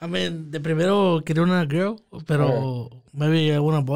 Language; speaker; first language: Spanish; native; Spanish